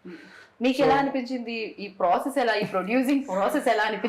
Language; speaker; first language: Telugu; native; Telugu